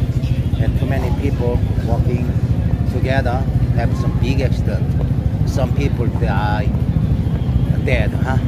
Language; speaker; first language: English; non-native, learner; Korean